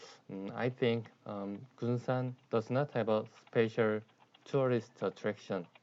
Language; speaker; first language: English; non-native, learner; Korean